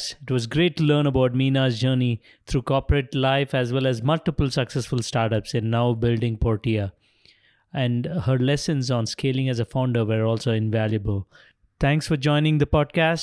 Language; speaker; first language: English; non-native, local second language; Tamil